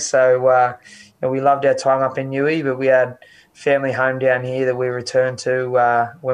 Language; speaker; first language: English; native; English